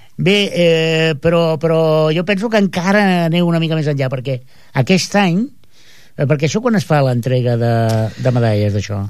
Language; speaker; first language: Catalan; native; Catalan